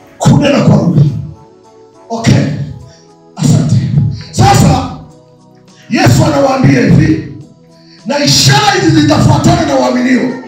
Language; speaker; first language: Swahili; native; Swahili